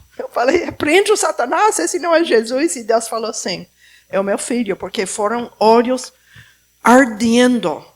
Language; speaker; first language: Portuguese; non-native, fluent; Spanish